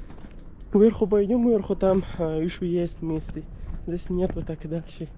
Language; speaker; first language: Russian; non-native, learner; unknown